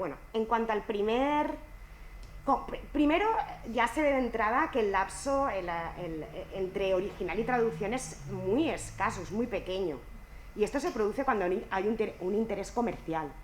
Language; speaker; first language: Spanish; native; Spanish